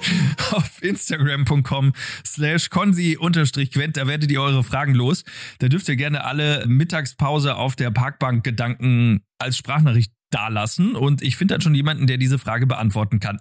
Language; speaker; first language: German; native; German